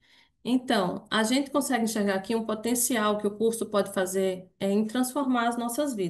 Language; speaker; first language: Portuguese; native; Portuguese